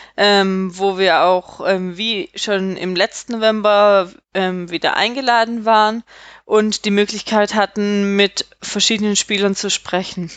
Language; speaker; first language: German; native; German